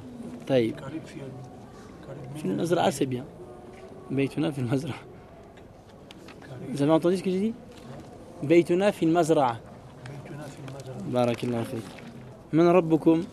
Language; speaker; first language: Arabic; early bilingual, heritage; Arabic